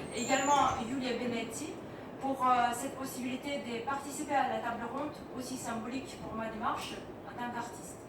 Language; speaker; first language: French; non-native, fluent; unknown